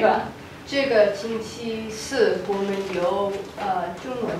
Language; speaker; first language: Chinese; non-native, learner; English